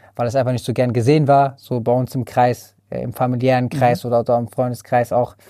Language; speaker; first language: German; native; German